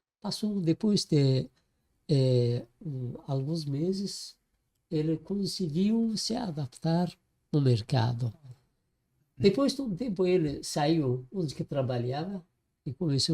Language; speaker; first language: Portuguese; non-native, learner; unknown